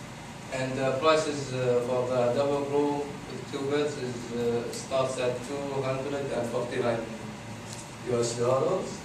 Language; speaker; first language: English; non-native, fluent; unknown